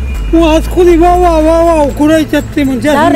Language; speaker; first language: Japanese; non-native, learner; Filipino